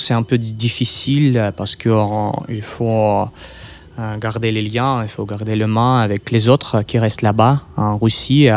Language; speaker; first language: French; non-native, fluent; Russian